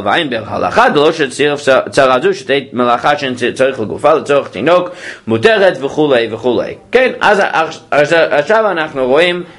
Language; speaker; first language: Hebrew; non-native, fluent; English